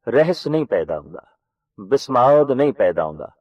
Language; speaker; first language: Hindi; non-native, local second language; Punjabi